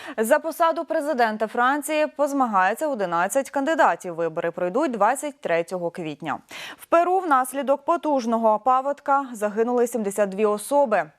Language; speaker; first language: Ukrainian; native; Ukrainian